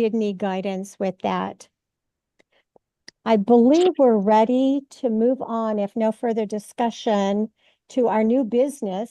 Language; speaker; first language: English; native; English